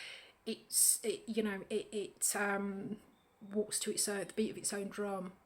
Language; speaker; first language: English; native; English